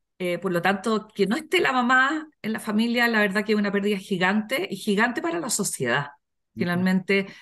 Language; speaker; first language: Spanish; native; Spanish